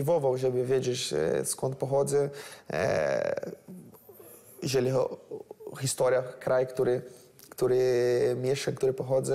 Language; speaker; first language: Polish; non-native, learner; Portuguese